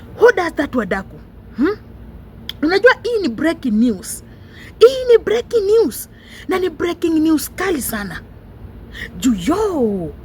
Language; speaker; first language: Swahili; non-native, local second language; Luyia